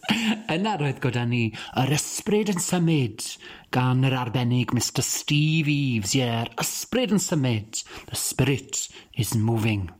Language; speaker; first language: Welsh; native; Welsh